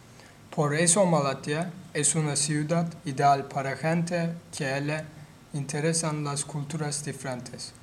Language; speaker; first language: Spanish; non-native, learner; Turkish